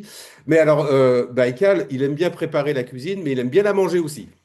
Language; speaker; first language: French; native; French